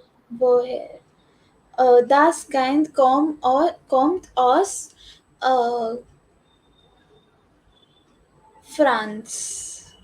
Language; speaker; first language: German; non-native, learner; English